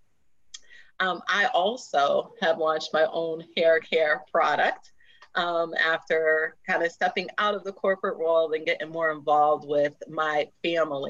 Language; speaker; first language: English; native; English